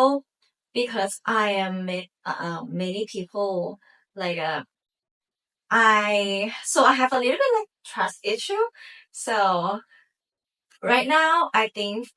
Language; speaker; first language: English; non-native, learner; Thai